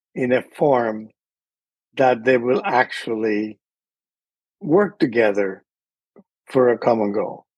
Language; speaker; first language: English; early bilingual, other home language; Spanish